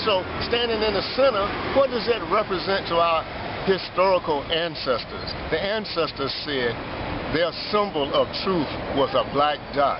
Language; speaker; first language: English; native; English